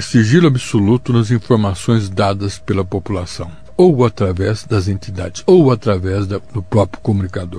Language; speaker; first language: Portuguese; native; Portuguese